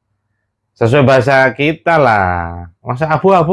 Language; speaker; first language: Indonesian; native; Indonesian